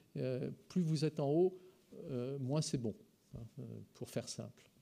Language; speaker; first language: French; native; French